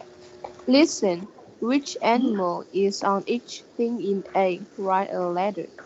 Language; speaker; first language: English; non-native, learner; Vietnamese